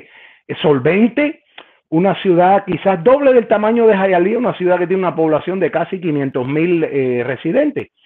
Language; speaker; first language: Spanish; native; Spanish